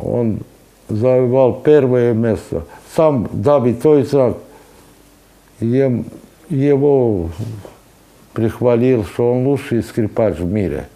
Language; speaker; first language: Russian; non-native, local second language; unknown